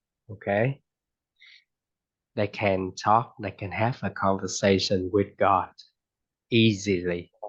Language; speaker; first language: English; non-native, fluent; Vietnamese